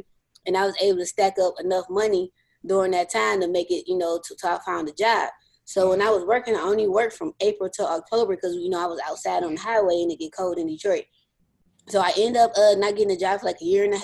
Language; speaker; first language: English; native; English